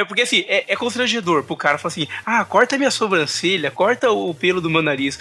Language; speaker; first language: Portuguese; native; Portuguese